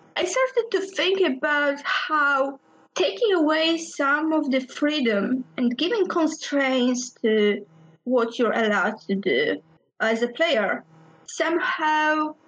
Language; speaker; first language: English; non-native, fluent; Polish